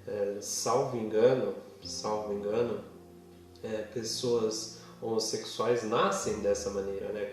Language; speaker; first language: Portuguese; native; Portuguese